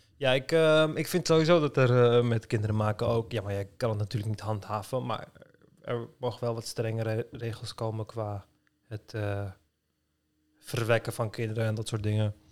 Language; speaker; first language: Dutch; early bilingual, other home language; Turkish